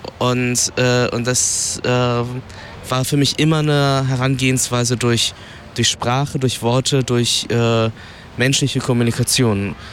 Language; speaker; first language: German; early bilingual, other home language; Vietnamese